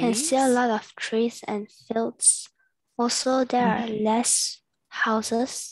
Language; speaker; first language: English; non-native, learner; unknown